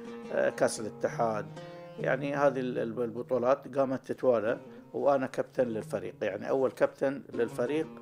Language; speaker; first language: Arabic; native; Arabic